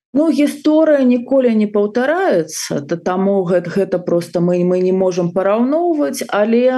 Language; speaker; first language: Belarusian; non-native, local second language; Russian